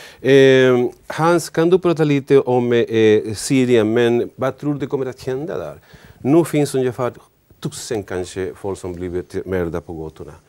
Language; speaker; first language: Swedish; non-native, learner; Spanish